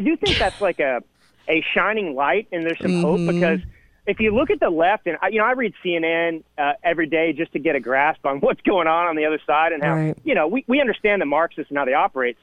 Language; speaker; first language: English; native; English